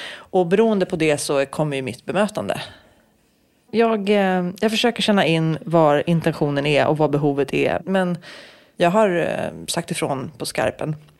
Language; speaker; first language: Swedish; native; Swedish